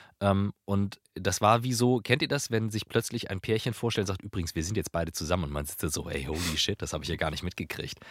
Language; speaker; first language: German; native; German